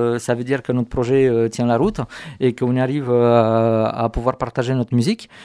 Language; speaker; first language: French; non-native, fluent; Romanian